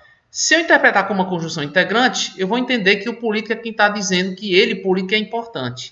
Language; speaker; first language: Portuguese; native; Portuguese